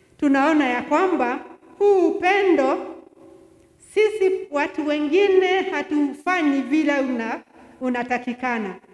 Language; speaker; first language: Swahili; non-native, local second language; Kikuyu